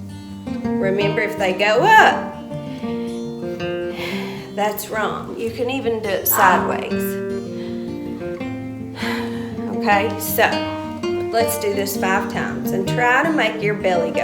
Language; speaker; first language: English; native; English